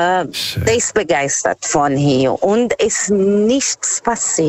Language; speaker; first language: German; non-native, fluent; Portuguese